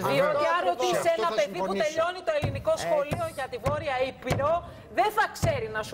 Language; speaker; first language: Greek; native; Greek